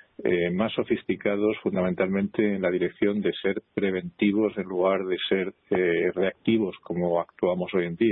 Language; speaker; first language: Spanish; native; Spanish